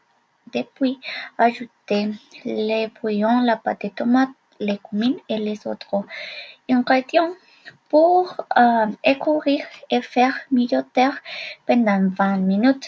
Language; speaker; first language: French; non-native, learner; Spanish